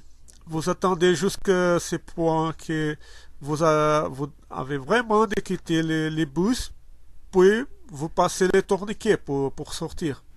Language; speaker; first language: French; non-native, learner; Portuguese